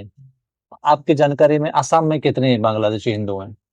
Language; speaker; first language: Hindi; native; Hindi